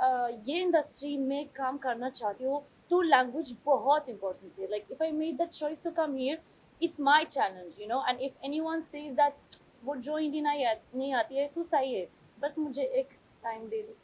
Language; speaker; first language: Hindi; non-native, learner; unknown